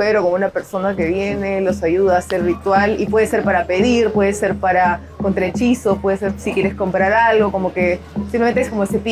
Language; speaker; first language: Spanish; native; Spanish